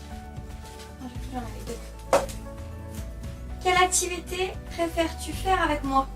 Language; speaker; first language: French; native; French